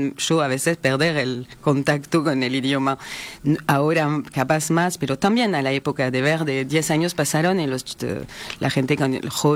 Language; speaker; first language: Spanish; non-native, fluent; French